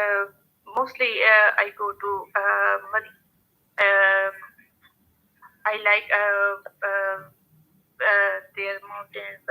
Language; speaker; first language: English; non-native, learner; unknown